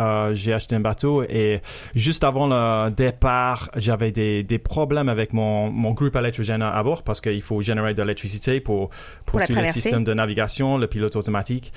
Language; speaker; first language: French; non-native, fluent; English